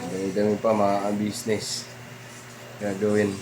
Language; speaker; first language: Filipino; native; Filipino